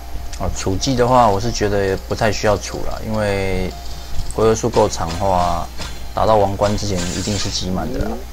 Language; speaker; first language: Chinese; native; Chinese